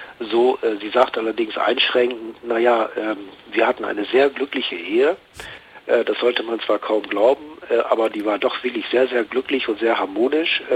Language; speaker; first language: German; native; German